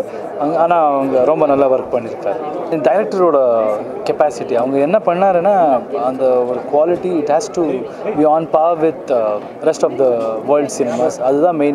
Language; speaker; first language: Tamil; non-native, learner; Kannada